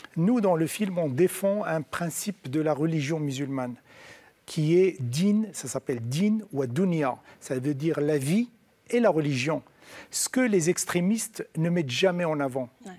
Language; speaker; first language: French; non-native, local second language; Arabic